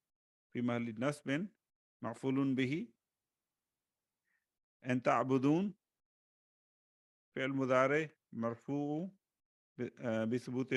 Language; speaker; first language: Arabic; non-native, fluent; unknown